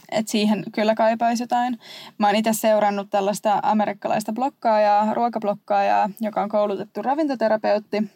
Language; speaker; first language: Finnish; native; Finnish